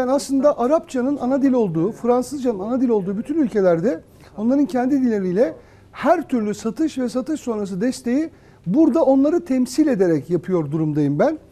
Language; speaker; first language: Turkish; non-native, fluent; Arabic